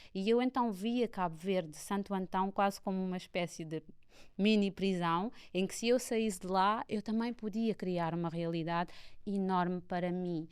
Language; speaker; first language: Portuguese; non-native, local second language; Kabuverdianu